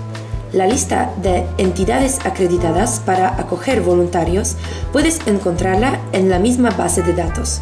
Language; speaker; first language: Spanish; non-native, fluent; Polish